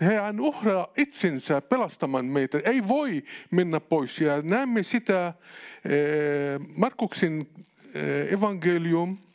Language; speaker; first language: Finnish; non-native, learner; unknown